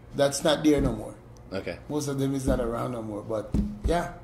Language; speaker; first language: English; native; English